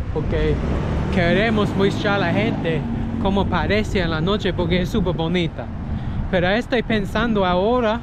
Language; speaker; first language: Spanish; non-native, learner; English